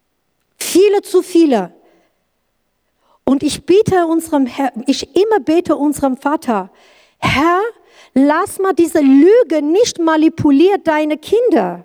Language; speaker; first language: German; non-native, learner; Kurdish